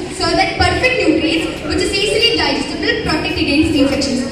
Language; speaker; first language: English; non-native, local second language; Malayalam